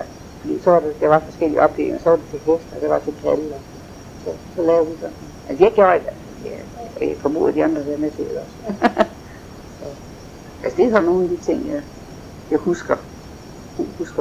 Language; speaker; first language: Danish; native; Danish